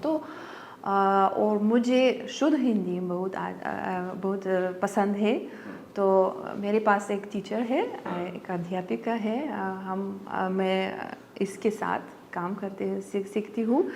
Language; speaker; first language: Hindi; non-native, learner; Lithuanian